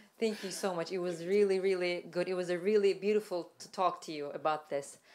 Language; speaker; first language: English; non-native, fluent; Turkish